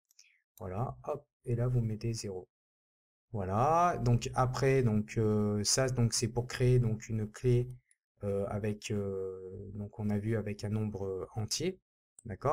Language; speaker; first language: French; native; French